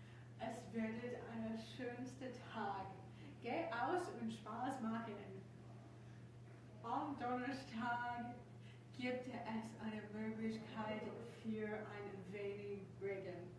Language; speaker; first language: German; non-native, learner; English